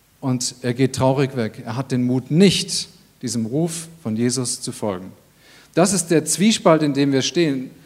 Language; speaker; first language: German; native; German